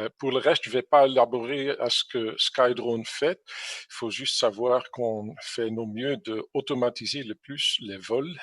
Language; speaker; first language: French; non-native, fluent; English